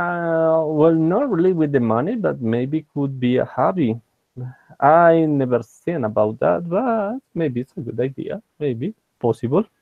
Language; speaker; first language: English; non-native, learner; Spanish